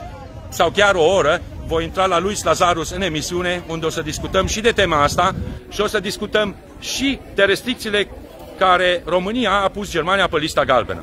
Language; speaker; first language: Romanian; native; Romanian